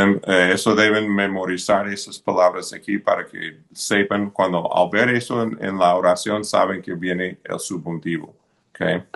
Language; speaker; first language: Spanish; non-native, fluent; English